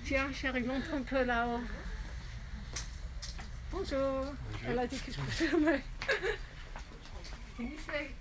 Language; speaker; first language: French; non-native, fluent; English